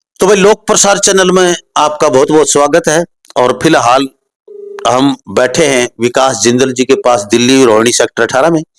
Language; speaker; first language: Hindi; native; Hindi